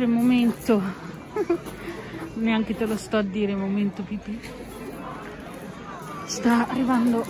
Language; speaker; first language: Italian; native; Italian